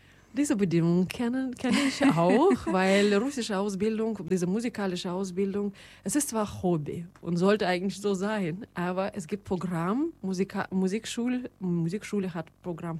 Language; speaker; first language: German; non-native, fluent; Russian